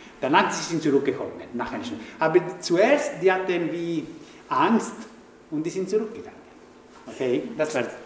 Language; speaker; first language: German; non-native, fluent; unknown